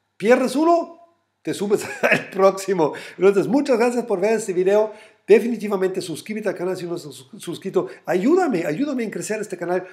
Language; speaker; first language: Spanish; non-native, fluent; German